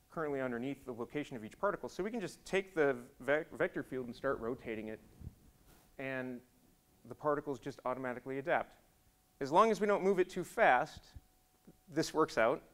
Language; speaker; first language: English; native; English